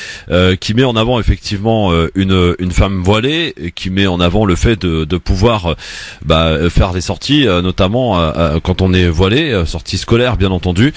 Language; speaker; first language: French; native; French